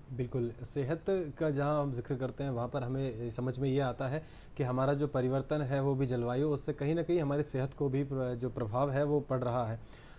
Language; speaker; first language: Hindi; native; Hindi